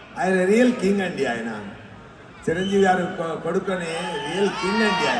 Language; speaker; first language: Telugu; non-native, learner; Tamil